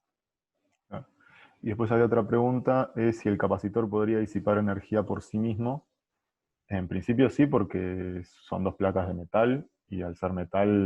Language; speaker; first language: Spanish; native; Spanish